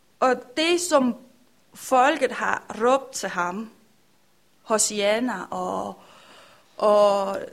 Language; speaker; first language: Danish; non-native, learner; Romanian